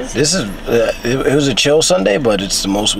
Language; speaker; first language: English; native; English